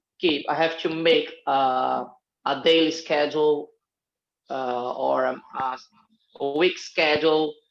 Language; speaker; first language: English; non-native, fluent; Portuguese